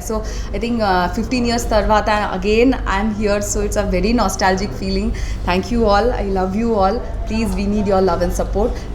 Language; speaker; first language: English; non-native, local second language; Bangla